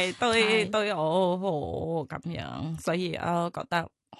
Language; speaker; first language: Cantonese; non-native, learner; Thai